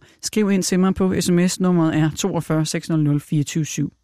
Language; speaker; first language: Danish; native; Danish